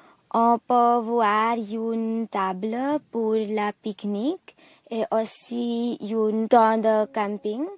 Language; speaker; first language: French; non-native, learner; English